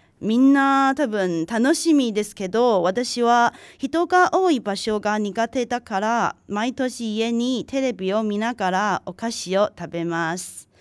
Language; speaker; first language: Japanese; non-native, fluent; Chinese